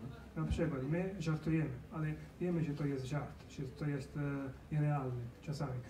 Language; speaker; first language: Polish; non-native, learner; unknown